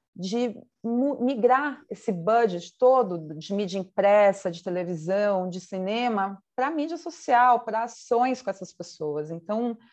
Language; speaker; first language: Portuguese; native; Portuguese